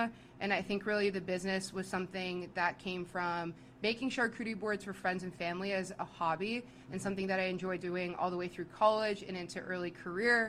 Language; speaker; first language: English; native; English